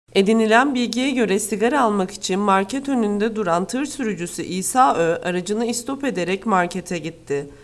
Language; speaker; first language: Turkish; native; Turkish